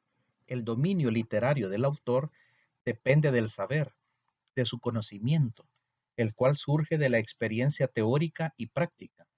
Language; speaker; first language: Spanish; native; Spanish